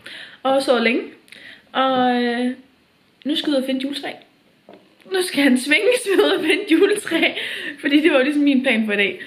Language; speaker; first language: Danish; native; Danish